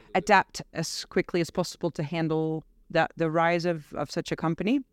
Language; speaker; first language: English; non-native, fluent; Dutch